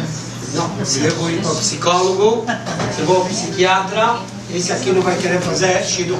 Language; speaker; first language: Portuguese; non-native, fluent; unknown